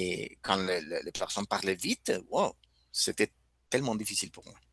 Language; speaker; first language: French; non-native, fluent; Spanish